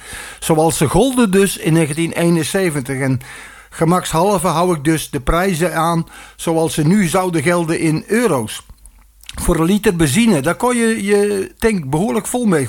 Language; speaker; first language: Dutch; native; Dutch